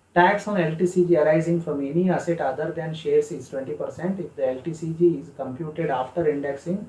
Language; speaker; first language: English; non-native, local second language; Kannada